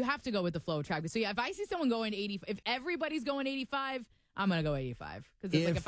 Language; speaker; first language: English; native; English